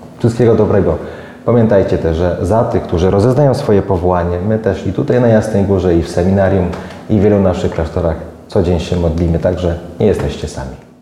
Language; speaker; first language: Polish; native; Polish